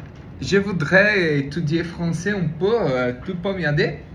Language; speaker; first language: French; non-native, learner; Portuguese